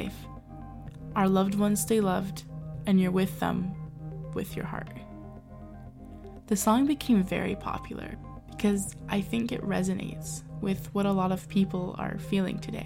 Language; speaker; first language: English; native; English